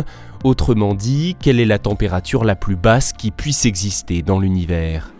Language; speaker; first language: French; native; French